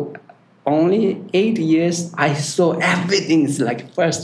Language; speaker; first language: English; non-native, learner; Tibetan